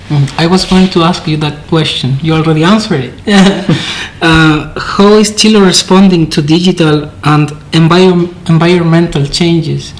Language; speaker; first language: English; non-native, fluent; Spanish